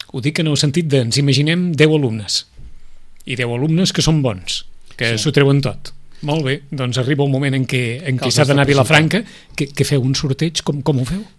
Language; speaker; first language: Catalan; native; Catalan